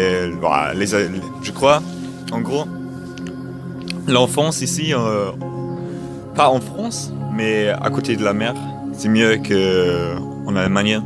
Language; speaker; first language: French; non-native, learner; German